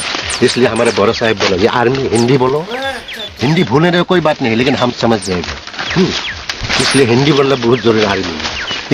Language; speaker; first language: Hindi; non-native, local second language; Assamese